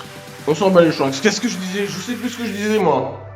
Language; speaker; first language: French; native; French